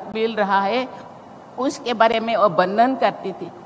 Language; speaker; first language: Hindi; non-native, local second language; Santali